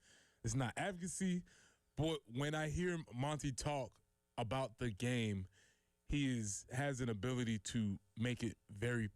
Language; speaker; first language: English; native; English